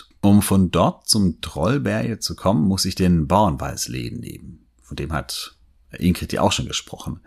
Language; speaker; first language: German; native; German